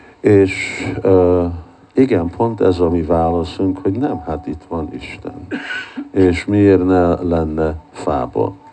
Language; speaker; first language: Hungarian; early bilingual, heritage; Hungarian